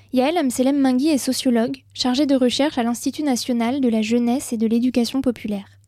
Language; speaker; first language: French; native; French